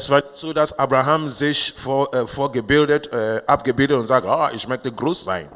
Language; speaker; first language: German; non-native, learner; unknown